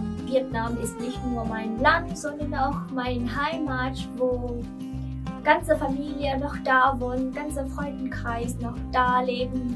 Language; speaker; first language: German; non-native, learner; Vietnamese